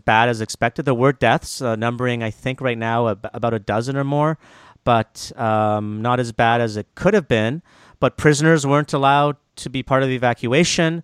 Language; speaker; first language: English; native; English